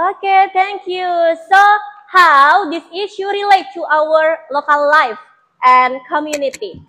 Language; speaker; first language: English; non-native, fluent; Indonesian